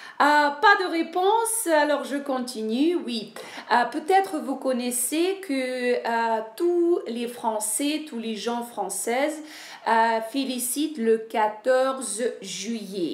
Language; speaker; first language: French; non-native, fluent; Ukrainian